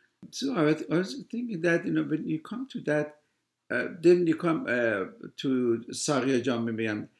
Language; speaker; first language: English; non-native, fluent; Persian